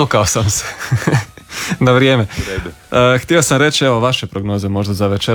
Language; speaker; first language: Serbian; native; Serbian